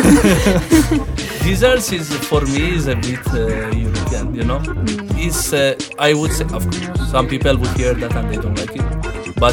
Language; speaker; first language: English; non-native, fluent; Persian